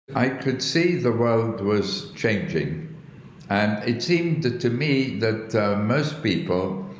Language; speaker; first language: English; early bilingual, other home language; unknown